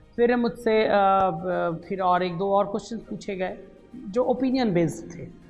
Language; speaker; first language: Hindi; native; Hindi